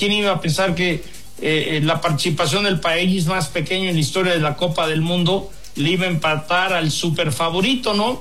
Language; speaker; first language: Spanish; native; Spanish